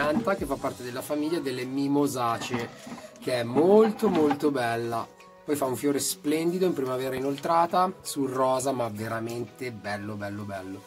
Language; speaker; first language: Italian; native; Italian